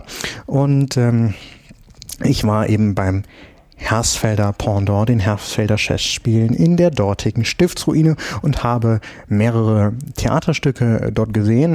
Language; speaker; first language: German; native; German